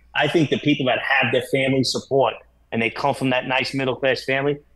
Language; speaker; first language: English; native; English